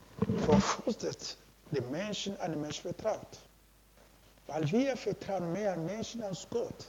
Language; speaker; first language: German; non-native, learner; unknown